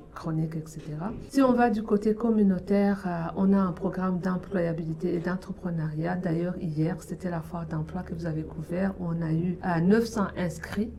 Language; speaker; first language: French; non-native, local second language; Rundi